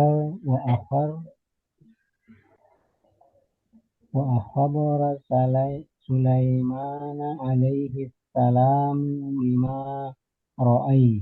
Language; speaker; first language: Arabic; non-native, learner; Indonesian